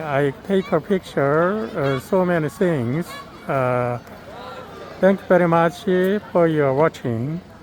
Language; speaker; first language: English; non-native, learner; Korean